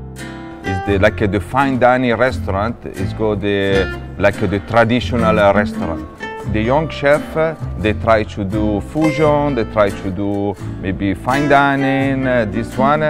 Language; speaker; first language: English; non-native, learner; Italian